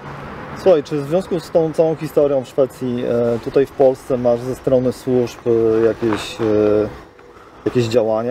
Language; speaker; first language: Polish; native; Polish